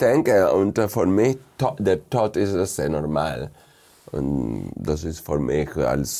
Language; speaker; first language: German; non-native, fluent; Spanish